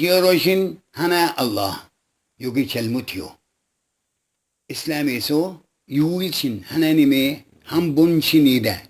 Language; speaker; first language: Korean; non-native, local second language; Arabic